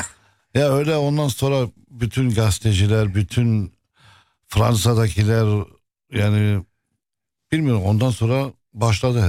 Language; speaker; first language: Turkish; non-native, fluent; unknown